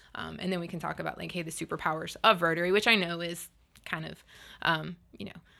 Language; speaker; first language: English; native; English